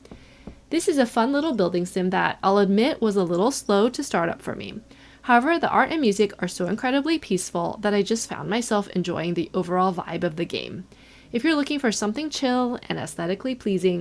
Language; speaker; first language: English; native; English